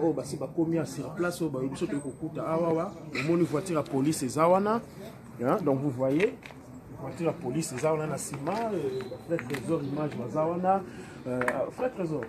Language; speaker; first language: French; non-native, local second language; Lingala